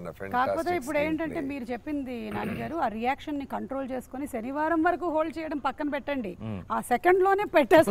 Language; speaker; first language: Telugu; native; Telugu